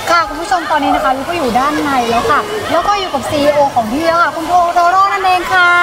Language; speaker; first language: Thai; native; Thai